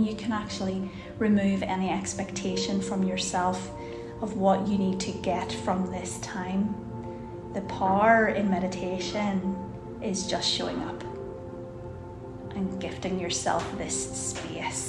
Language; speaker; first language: English; native; English